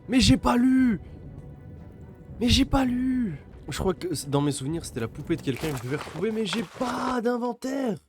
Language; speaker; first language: French; native; French